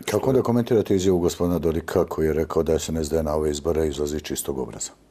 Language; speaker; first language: Serbian; native; Serbian